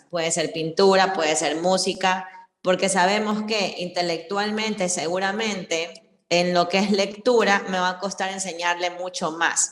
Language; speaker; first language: Spanish; native; Spanish